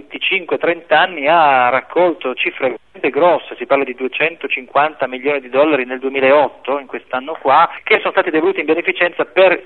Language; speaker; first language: Italian; native; Italian